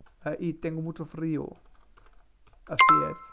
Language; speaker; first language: Spanish; non-native, learner; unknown